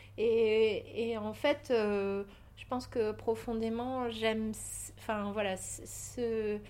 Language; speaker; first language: French; early bilingual, other home language; Portuguese